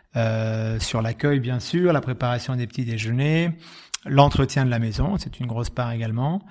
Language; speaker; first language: French; native; French